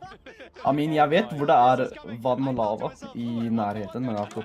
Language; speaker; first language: Norwegian; native; Norwegian